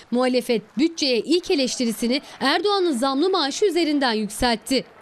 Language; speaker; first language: Turkish; native; Turkish